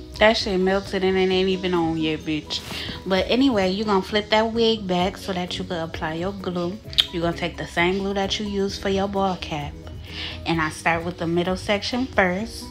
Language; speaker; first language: English; native; English